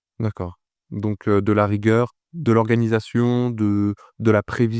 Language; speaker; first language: French; native; French